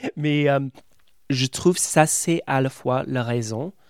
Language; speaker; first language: French; non-native, fluent; English